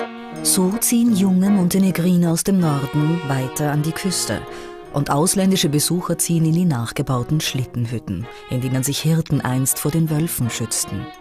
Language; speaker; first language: German; native; German